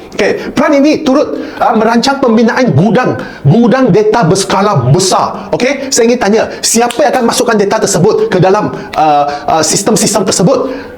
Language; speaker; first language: Malay; non-native, local second language; Chinese